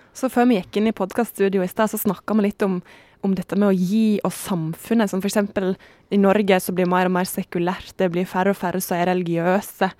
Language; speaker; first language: Norwegian; native; Norwegian